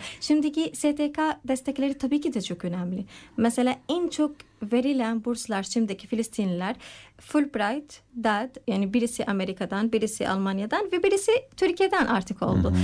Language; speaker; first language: Turkish; non-native, fluent; Arabic